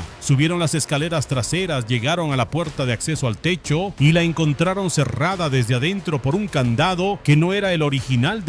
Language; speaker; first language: Spanish; native; Spanish